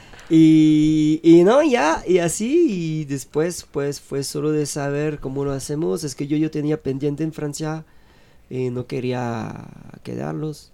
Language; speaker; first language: Spanish; non-native, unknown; French